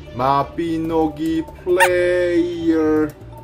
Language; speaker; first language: English; non-native, learner; Korean